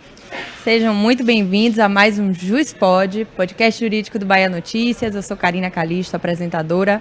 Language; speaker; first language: Portuguese; native; Portuguese